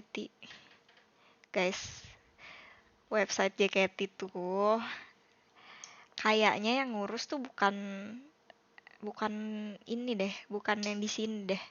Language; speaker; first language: Indonesian; native; Indonesian